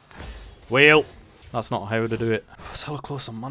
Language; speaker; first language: English; native; English